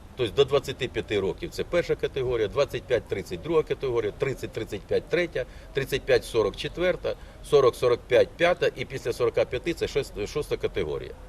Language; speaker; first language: Ukrainian; non-native, local second language; Russian